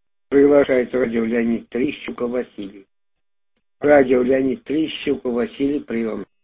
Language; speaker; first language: Russian; native; Russian